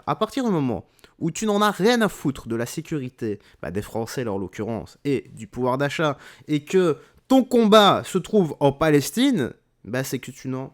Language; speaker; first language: French; native; French